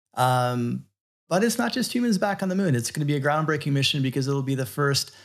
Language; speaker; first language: English; native; English